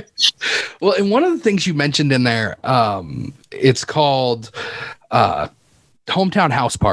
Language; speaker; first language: English; native; English